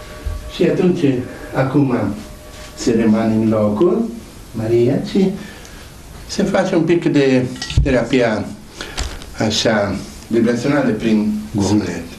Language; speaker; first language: Romanian; non-native, learner; Italian